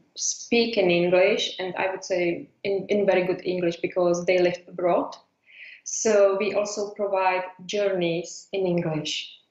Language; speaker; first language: English; non-native, fluent; Czech